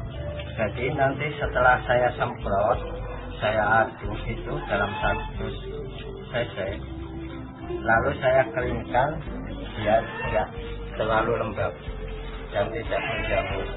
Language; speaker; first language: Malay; non-native, local second language; Javanese